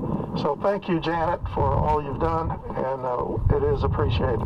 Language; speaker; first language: English; native; English